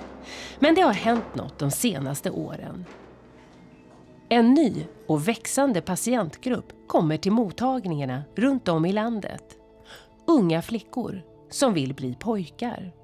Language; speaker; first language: Swedish; native; Swedish